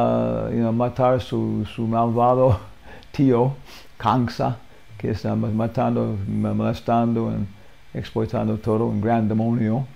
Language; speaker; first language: Spanish; non-native, learner; English